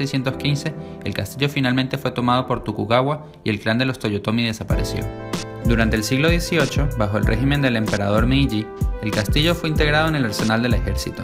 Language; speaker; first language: Spanish; native; Spanish